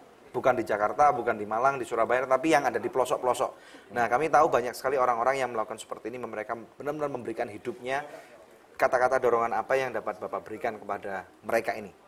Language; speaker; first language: Indonesian; native; Indonesian